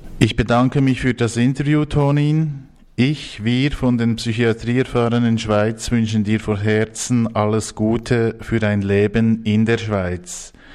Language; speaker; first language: German; native; German